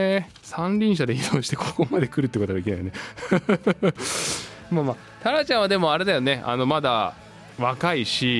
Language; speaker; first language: Japanese; native; Japanese